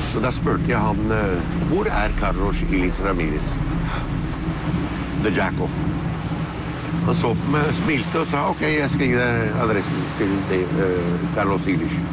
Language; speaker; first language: Norwegian; early bilingual, heritage; Spanish